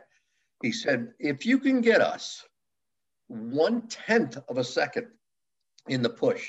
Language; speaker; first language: English; native; English